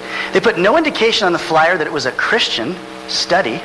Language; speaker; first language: English; native; English